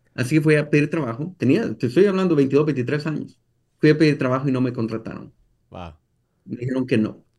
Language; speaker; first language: Spanish; native; Spanish